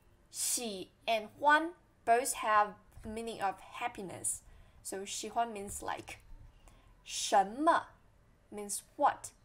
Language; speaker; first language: English; non-native, fluent; Chinese